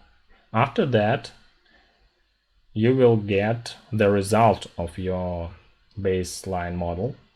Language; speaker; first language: English; non-native, fluent; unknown